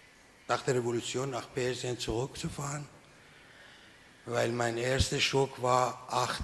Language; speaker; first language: German; non-native, fluent; Persian